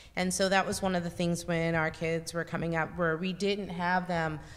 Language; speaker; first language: English; native; English